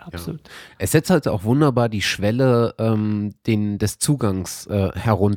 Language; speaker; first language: German; native; German